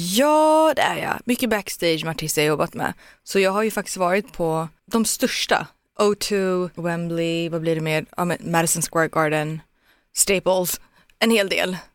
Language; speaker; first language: Swedish; early bilingual, other home language; Turoyo